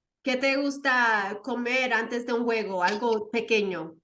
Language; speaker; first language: Spanish; early bilingual, heritage; Spanish